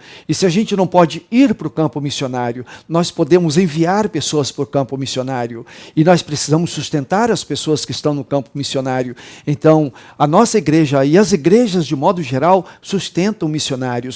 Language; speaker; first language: Portuguese; native; Portuguese